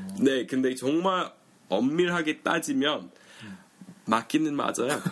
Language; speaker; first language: Korean; non-native, fluent; English